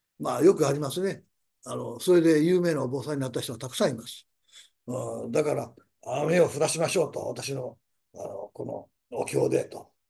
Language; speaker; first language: Japanese; native; Japanese